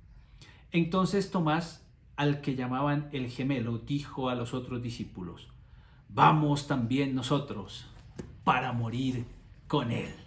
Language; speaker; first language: Spanish; native; Spanish